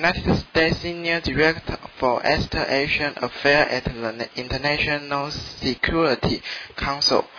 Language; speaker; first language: English; non-native, learner; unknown